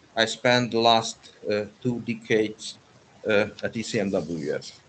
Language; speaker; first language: English; non-native, fluent; Hungarian